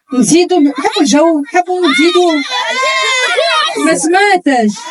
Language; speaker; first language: Arabic; native; Arabic